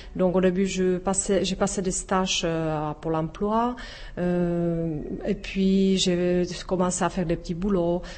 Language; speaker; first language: French; non-native, fluent; Czech